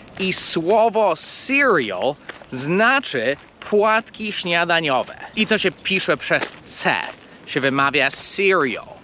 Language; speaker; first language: Polish; non-native, fluent; English